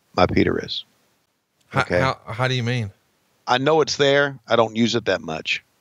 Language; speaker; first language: English; native; English